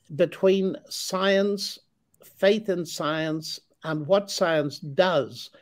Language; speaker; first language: English; native; English